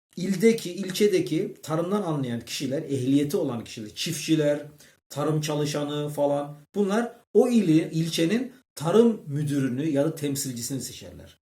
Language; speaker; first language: Turkish; early bilingual, heritage; Turkish